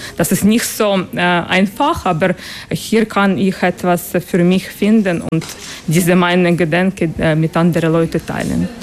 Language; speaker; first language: German; non-native, learner; Ukrainian